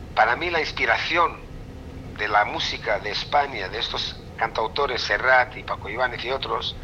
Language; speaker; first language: Spanish; non-native, fluent; Hebrew